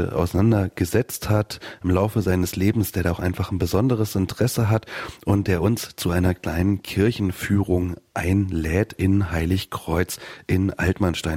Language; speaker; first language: German; native; German